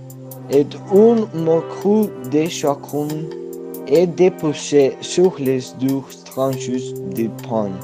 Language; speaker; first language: French; non-native, learner; Spanish